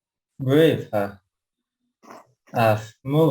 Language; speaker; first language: English; non-native, learner; Portuguese